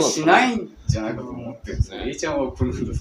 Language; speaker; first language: Japanese; native; Japanese